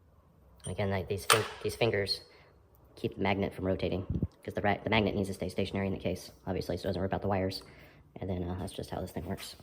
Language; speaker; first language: English; native; English